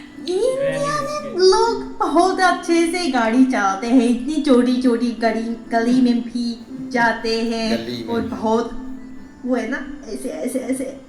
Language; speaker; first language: Hindi; non-native, fluent; Japanese